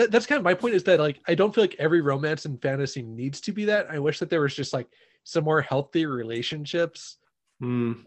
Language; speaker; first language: English; native; English